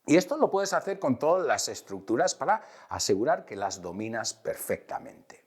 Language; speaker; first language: Spanish; non-native, fluent; English